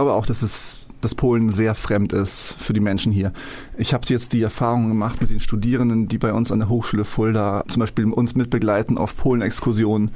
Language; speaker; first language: German; early bilingual, other home language; Polish